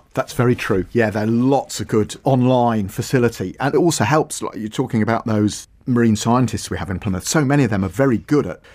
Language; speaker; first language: English; native; English